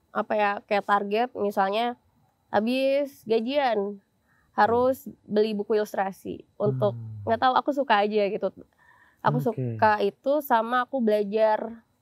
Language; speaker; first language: Indonesian; native; Indonesian